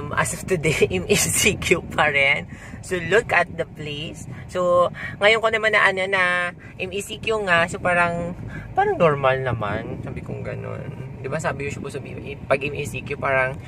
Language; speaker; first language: Filipino; non-native, local second language; Hiligaynon